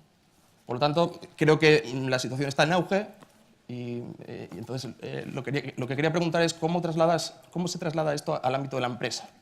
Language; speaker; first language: Spanish; native; Spanish